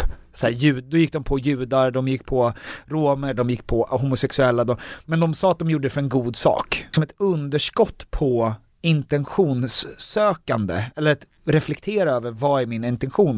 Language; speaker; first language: Swedish; native; Swedish